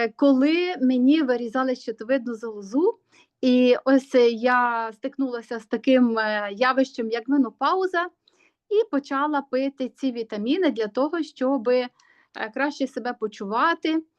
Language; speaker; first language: Ukrainian; native; Ukrainian